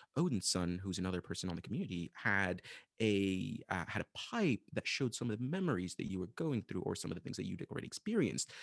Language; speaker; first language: English; non-native, fluent; Arabic